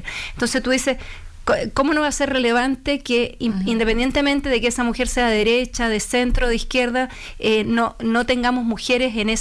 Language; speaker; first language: Spanish; native; Spanish